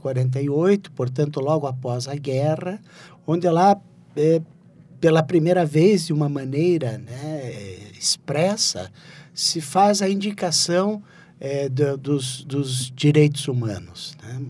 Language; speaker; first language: Portuguese; native; Portuguese